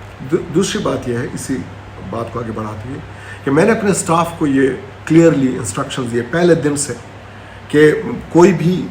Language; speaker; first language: Hindi; non-native, local second language; Pashto